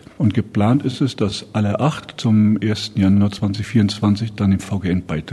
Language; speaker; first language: German; native; German